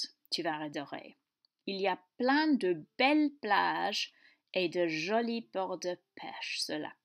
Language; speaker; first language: French; non-native, fluent; English